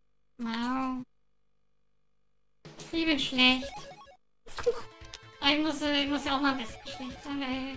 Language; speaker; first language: German; early bilingual, other home language; Japanese